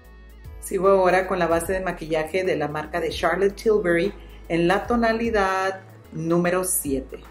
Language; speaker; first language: Spanish; native; Spanish